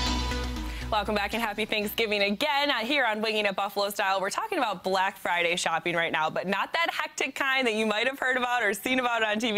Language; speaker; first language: English; native; English